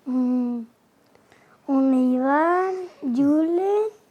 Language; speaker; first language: Spanish; native; Spanish